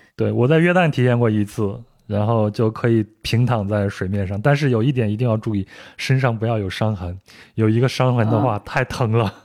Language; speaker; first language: Chinese; native; Chinese